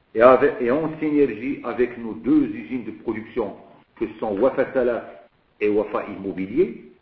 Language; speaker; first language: French; non-native, local second language; Arabic